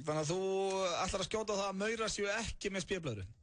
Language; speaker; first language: Icelandic; native; Icelandic